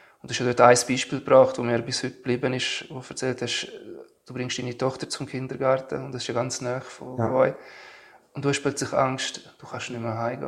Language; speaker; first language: German; native; German